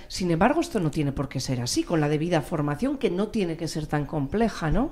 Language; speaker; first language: Spanish; native; Spanish